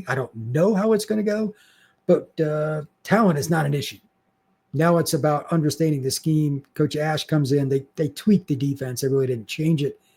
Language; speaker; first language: English; native; English